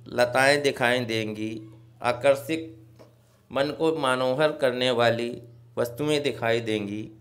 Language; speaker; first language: Hindi; native; Hindi